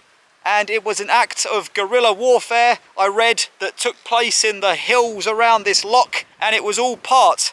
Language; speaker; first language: English; native; English